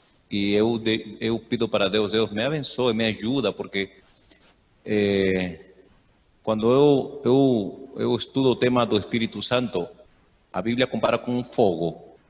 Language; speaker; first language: Portuguese; non-native, fluent; Spanish